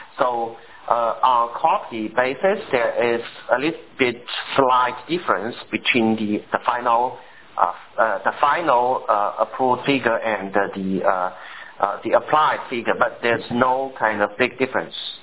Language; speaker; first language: English; non-native, fluent; Chinese